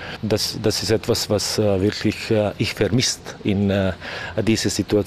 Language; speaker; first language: German; non-native, learner; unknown